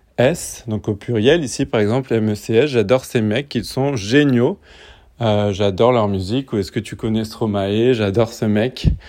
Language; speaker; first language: French; native; French